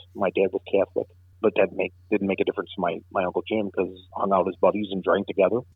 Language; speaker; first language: English; native; English